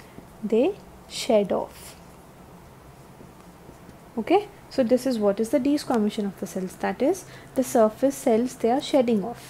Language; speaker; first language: English; non-native, local second language; Hindi